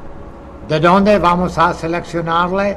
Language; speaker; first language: Spanish; non-native, fluent; English